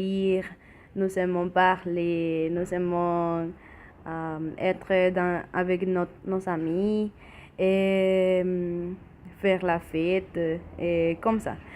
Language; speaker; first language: French; non-native, learner; Spanish